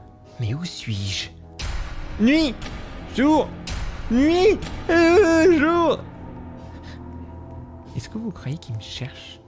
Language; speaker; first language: French; native; French